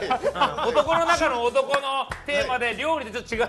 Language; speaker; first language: Japanese; native; Japanese